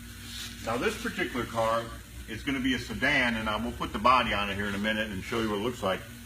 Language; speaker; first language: English; native; English